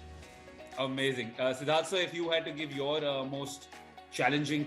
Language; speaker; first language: English; non-native, local second language; Hindi